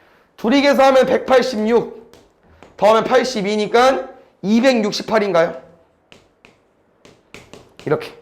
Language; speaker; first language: Korean; native; Korean